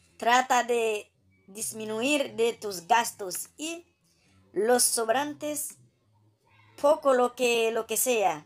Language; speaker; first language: Spanish; non-native, fluent; Haitian Creole